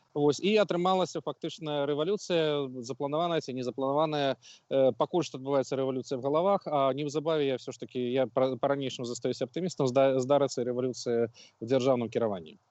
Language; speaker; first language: Belarusian; non-native, local second language; Russian